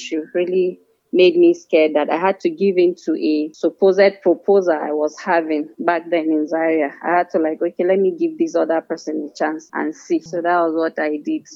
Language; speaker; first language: English; non-native, local second language; Hausa